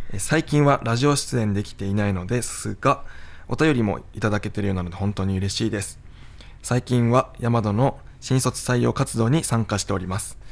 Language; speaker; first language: Japanese; native; Japanese